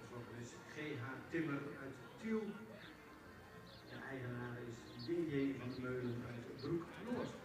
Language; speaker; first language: Dutch; native; Dutch